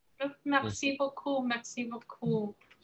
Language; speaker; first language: French; non-native, learner; Spanish